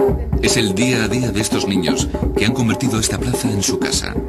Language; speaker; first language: Spanish; native; Spanish